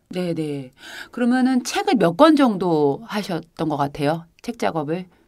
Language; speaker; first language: Korean; native; Korean